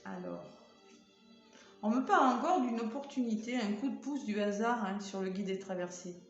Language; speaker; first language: French; native; French